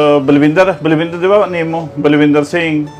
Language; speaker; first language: Filipino; non-native, learner; Punjabi